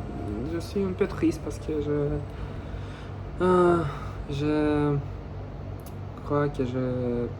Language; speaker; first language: French; non-native, learner; Russian